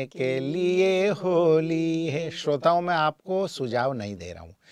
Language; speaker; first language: Hindi; native; Hindi